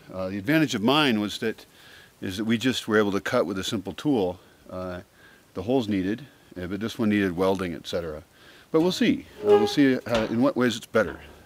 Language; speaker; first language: English; native; English